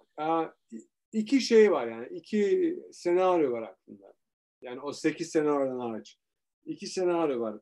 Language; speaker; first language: Turkish; early bilingual, heritage; Turkish